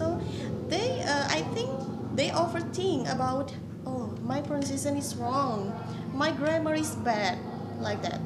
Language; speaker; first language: English; non-native, fluent; Indonesian